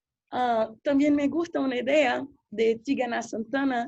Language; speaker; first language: Spanish; non-native, fluent; Portuguese